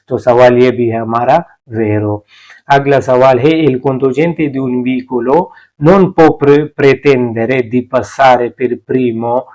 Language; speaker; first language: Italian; non-native, learner; Urdu